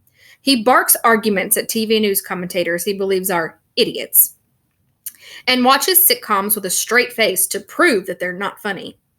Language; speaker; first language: English; native; English